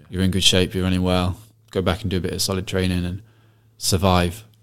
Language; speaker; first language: English; native; English